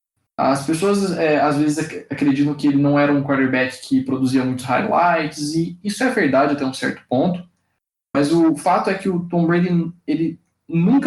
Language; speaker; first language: Portuguese; native; Portuguese